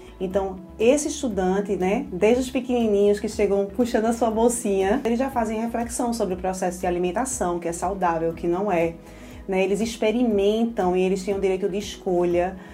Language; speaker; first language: Portuguese; native; Portuguese